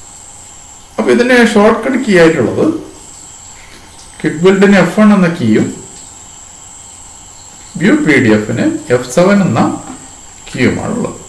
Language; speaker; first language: Malayalam; native; Malayalam